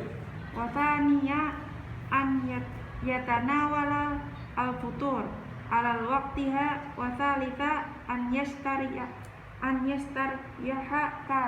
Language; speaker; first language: Arabic; non-native, learner; Indonesian